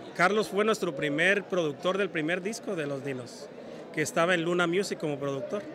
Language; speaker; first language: Spanish; native; Spanish